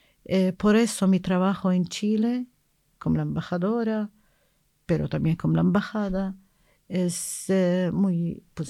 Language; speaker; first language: Spanish; non-native, learner; Arabic